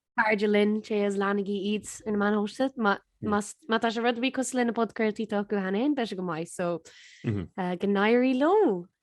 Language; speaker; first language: Irish; native; Irish